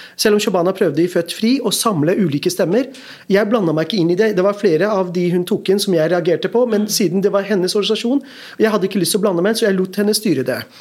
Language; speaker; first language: Norwegian; early bilingual, other home language; Urdu